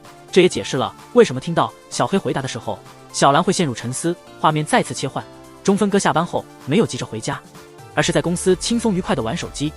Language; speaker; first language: Chinese; native; Chinese